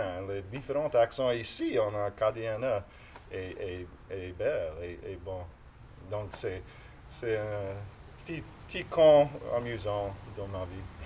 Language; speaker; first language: French; non-native, local second language; English